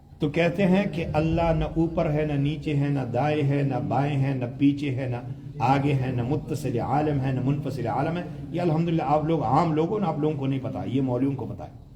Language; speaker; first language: Urdu; non-native, local second language; Pashto